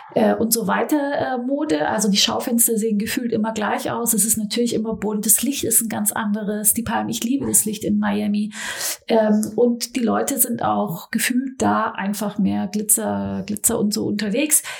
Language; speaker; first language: German; native; German